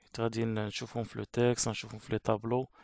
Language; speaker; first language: Arabic; native; Arabic